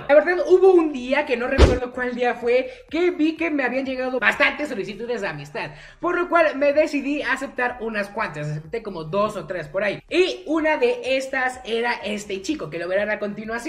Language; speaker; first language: Spanish; native; Spanish